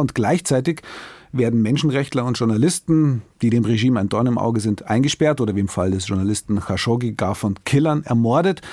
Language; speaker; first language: German; native; German